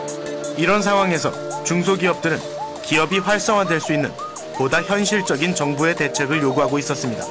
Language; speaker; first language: Korean; native; Korean